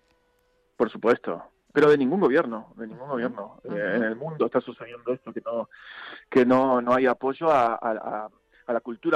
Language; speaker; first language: Spanish; native; Spanish